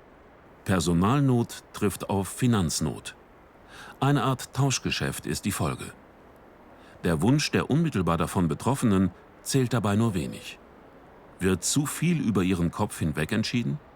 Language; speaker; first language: German; native; German